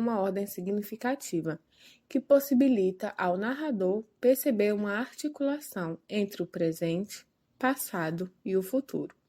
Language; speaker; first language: Portuguese; native; Portuguese